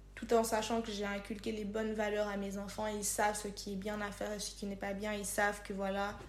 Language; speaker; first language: French; non-native, local second language; Lingala